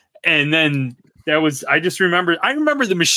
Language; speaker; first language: English; native; English